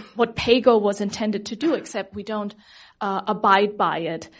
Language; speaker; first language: English; non-native, fluent; German